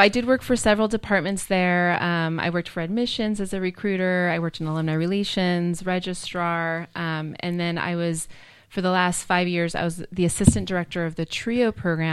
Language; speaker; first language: English; native; English